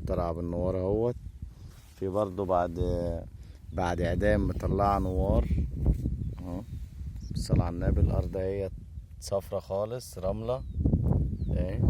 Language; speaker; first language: Arabic; native; Arabic